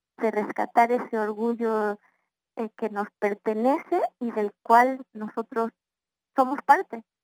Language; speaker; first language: Spanish; native; Spanish